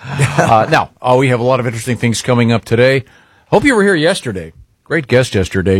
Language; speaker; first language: English; native; English